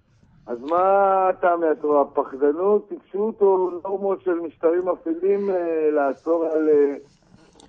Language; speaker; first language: Hebrew; native; Hebrew